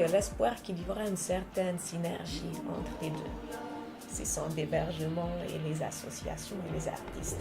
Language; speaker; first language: French; native; French